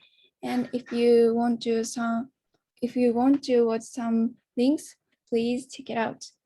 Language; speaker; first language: English; non-native, learner; Japanese